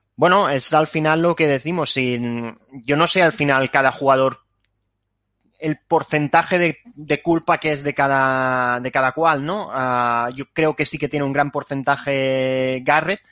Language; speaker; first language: Spanish; native; Spanish